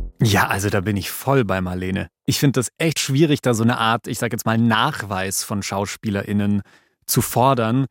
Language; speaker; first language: German; native; German